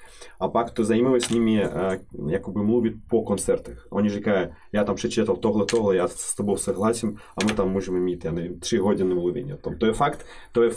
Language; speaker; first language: Czech; non-native, learner; Russian